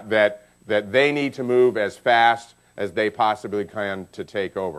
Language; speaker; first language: English; native; English